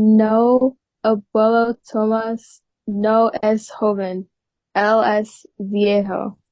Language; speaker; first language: Spanish; non-native, learner; English